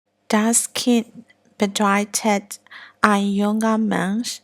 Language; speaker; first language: German; non-native, learner; Burmese